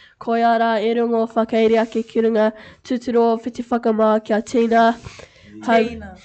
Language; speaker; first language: Māori; non-native, local second language; English